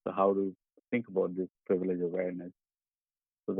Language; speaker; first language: English; non-native, local second language; Tamil